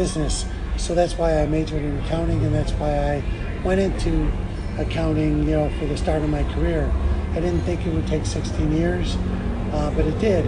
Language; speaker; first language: English; native; English